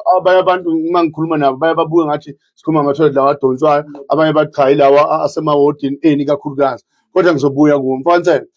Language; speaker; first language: Zulu; native; Zulu